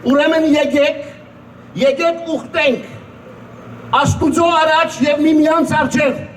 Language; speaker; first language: Armenian; early bilingual, other home language; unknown